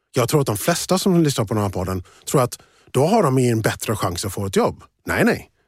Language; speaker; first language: Swedish; early bilingual, other home language; English